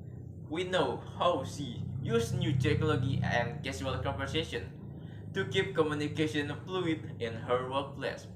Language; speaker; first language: English; non-native, learner; Indonesian